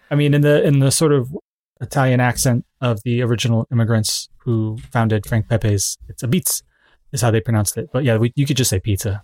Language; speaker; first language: English; native; English